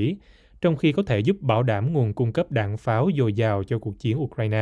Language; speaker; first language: Vietnamese; native; Vietnamese